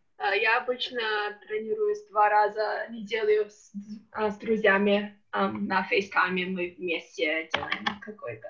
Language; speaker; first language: Russian; non-native, learner; English